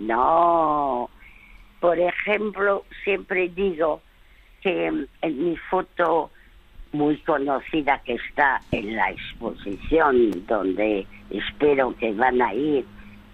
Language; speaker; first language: Spanish; early bilingual, other home language; French